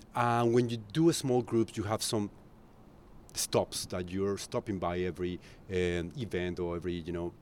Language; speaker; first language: English; non-native, fluent; Spanish